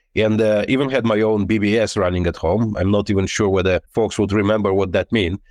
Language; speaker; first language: English; non-native, fluent; Lithuanian